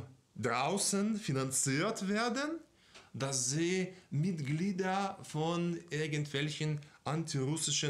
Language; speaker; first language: German; non-native, fluent; Russian